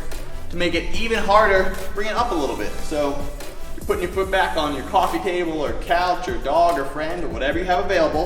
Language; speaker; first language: English; native; English